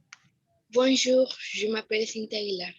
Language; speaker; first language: French; non-native, learner; Spanish